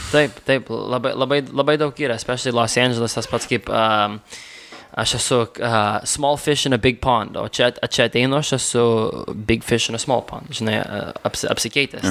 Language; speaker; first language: Lithuanian; early bilingual, heritage; Lithuanian